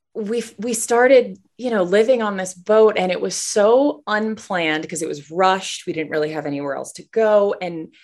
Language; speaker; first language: English; native; English